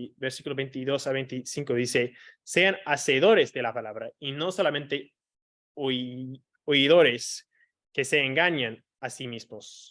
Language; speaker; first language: Spanish; non-native, fluent; English